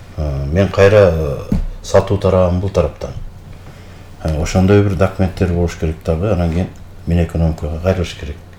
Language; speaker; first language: Kyrgyz; native; Kyrgyz